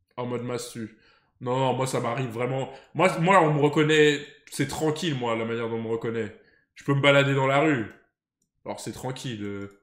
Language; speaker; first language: French; native; French